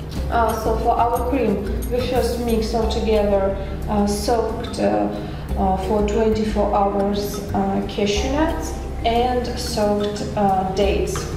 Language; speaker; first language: English; non-native, learner; Russian